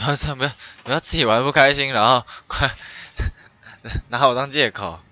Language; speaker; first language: Chinese; native; Chinese